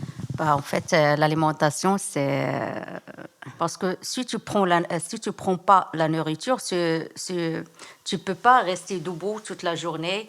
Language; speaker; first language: French; non-native, learner; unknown